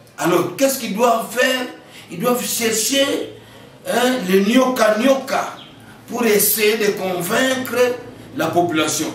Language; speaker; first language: French; non-native, local second language; Kongo